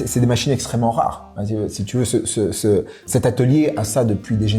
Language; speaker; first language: French; native; French